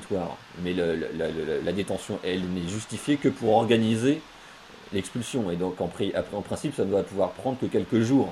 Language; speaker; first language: French; native; French